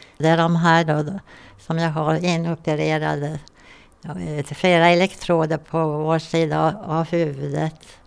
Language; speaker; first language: Swedish; native; Swedish